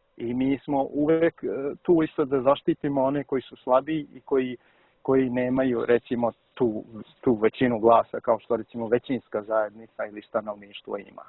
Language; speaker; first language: Serbian; early bilingual, heritage; Serbian